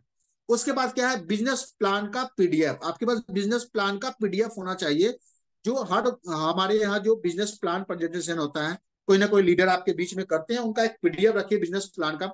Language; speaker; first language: Hindi; native; Hindi